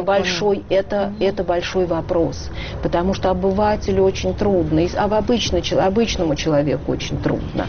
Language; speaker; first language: Russian; native; Russian